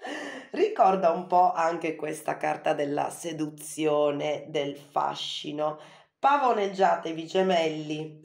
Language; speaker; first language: Italian; native; Italian